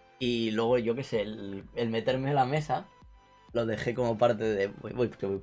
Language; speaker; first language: Spanish; native; Spanish